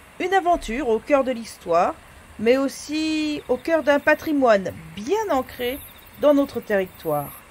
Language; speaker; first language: French; native; French